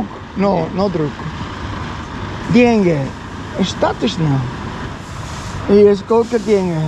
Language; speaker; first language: Russian; non-native, learner; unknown